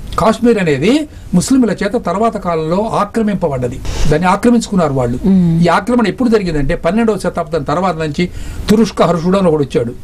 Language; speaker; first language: Telugu; native; Telugu